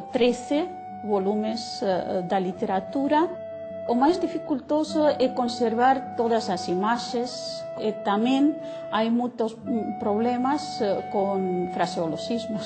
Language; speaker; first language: Galician; non-native, fluent; Russian